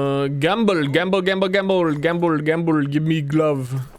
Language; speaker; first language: English; native; English